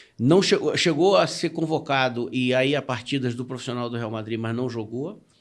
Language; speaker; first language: Portuguese; native; Portuguese